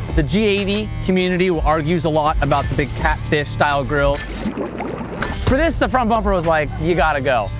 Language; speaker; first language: English; native; English